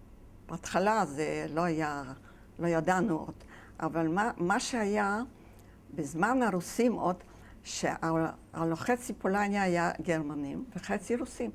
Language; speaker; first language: Hebrew; non-native, fluent; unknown